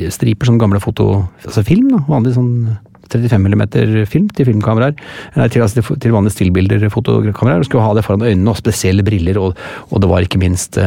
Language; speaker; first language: Norwegian; native; Norwegian